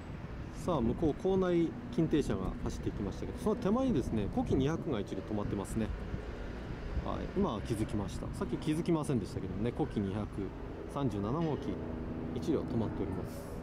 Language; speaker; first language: Japanese; native; Japanese